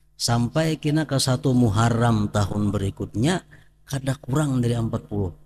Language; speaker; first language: Indonesian; non-native, local second language; Banjar